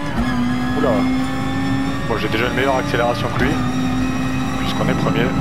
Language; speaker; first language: French; native; French